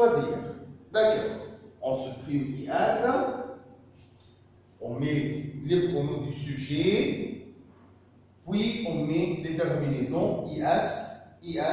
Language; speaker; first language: French; non-native, fluent; Arabic